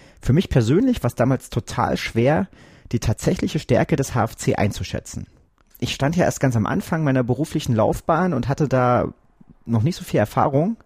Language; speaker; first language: German; native; German